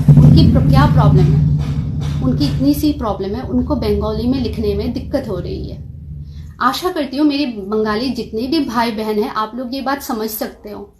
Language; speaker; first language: Hindi; non-native, local second language; Kok Borok